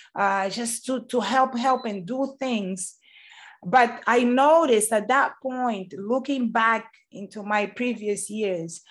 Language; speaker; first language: English; non-native, fluent; Portuguese